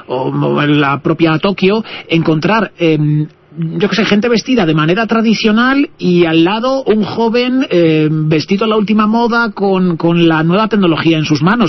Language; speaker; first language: Spanish; native; Spanish